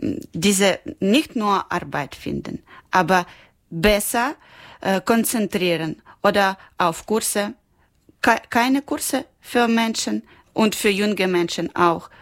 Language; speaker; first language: German; non-native, learner; Ukrainian